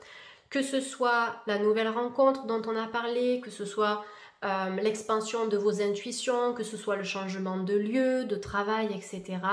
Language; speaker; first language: French; native; French